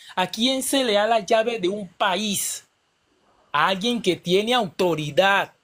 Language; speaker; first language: Spanish; native; Spanish